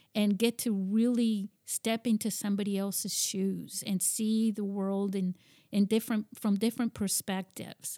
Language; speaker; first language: English; early bilingual, heritage; English